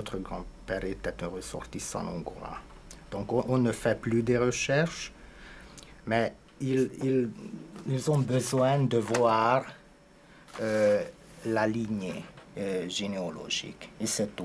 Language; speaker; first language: French; non-native, fluent; Hungarian